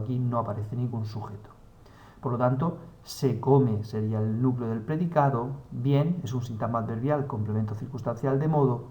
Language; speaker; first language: Spanish; native; Spanish